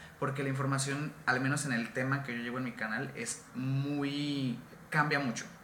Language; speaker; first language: Spanish; native; Spanish